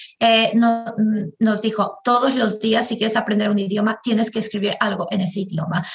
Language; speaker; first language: Spanish; non-native, fluent; Albanian